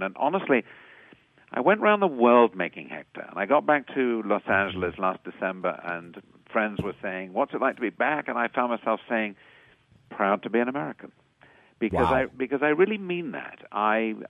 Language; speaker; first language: English; native; English